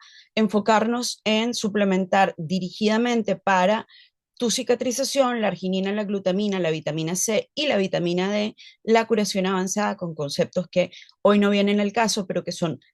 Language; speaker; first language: Spanish; native; Spanish